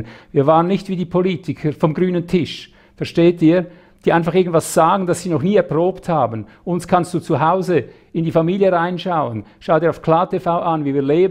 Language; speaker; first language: German; native; German